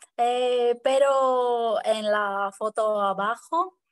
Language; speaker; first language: Spanish; non-native, fluent; Greek